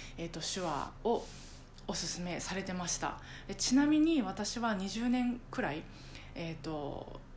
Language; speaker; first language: Japanese; native; Japanese